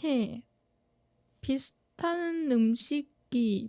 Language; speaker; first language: Korean; non-native, fluent; Thai